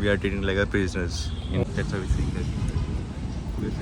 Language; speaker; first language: English; non-native, learner; Hindi